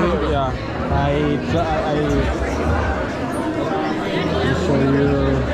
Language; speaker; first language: English; non-native, local second language; Swahili